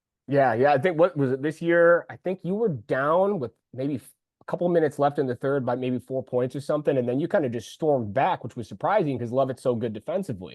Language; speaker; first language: English; native; English